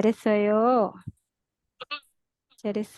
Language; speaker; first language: Korean; non-native, learner; Indonesian